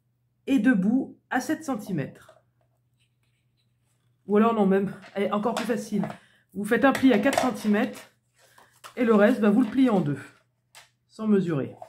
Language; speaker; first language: French; native; French